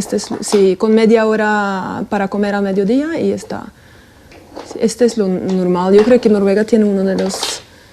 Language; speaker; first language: Spanish; non-native, fluent; Norwegian